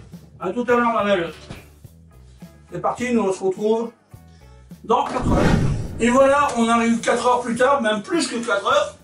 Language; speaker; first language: French; native; French